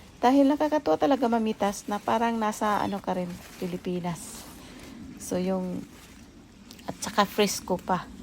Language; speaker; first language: Filipino; non-native, local second language; Cebuano